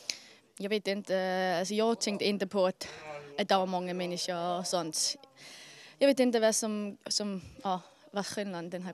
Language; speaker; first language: Swedish; non-native, fluent; Danish